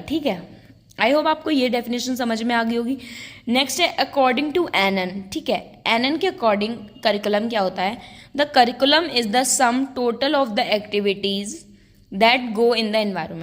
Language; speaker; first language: Hindi; native; Hindi